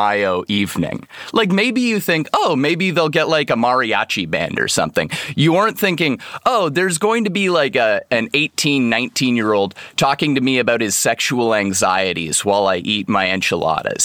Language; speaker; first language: English; native; English